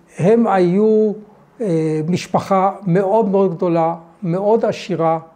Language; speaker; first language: Hebrew; early bilingual, other home language; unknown